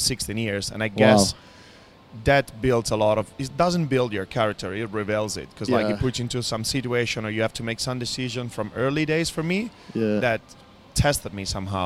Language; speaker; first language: English; non-native, fluent; Italian